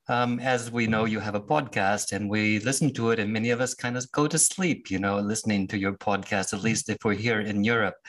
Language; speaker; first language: English; native; English